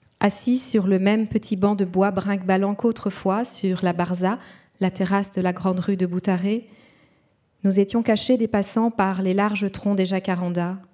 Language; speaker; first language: French; non-native, local second language; Kinyarwanda